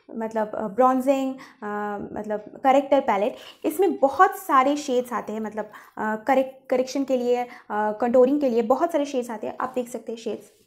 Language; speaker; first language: Hindi; non-native, local second language; Bangla